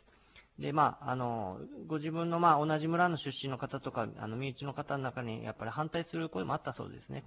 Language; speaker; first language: Japanese; native; Japanese